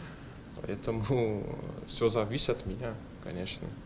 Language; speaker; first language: Russian; non-native, fluent; Portuguese